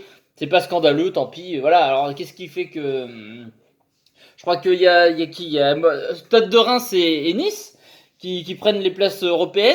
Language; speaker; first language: French; native; French